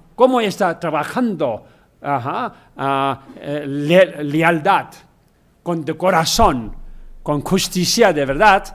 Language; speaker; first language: Spanish; non-native, learner; Chinese